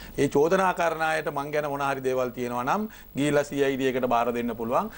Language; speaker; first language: Sinhala; non-native, local second language; Tamil